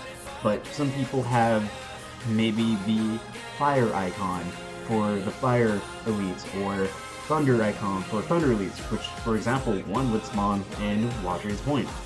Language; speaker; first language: English; native; English